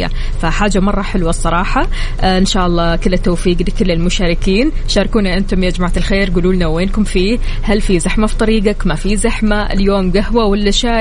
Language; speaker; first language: Arabic; native; Arabic